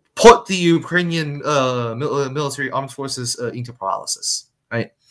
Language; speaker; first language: English; non-native, fluent; Chinese